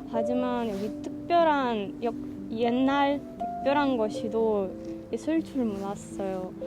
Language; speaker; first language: Korean; non-native, learner; Russian